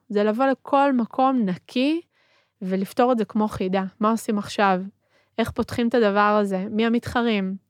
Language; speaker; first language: Hebrew; early bilingual, other home language; Spanish